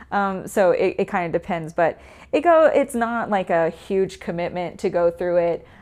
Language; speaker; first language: English; native; English